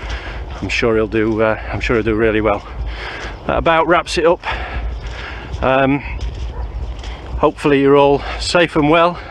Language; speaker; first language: English; native; English